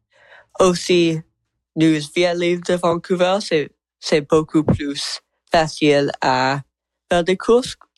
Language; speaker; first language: French; non-native, learner; English